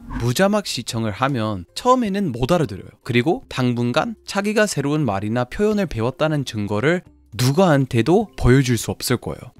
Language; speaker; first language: Korean; non-native, fluent; English